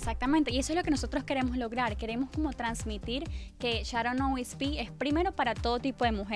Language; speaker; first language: Spanish; native; Spanish